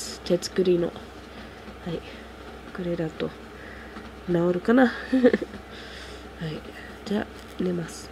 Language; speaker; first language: Japanese; non-native, fluent; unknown